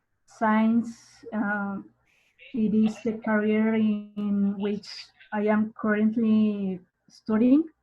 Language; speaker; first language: English; non-native, learner; Spanish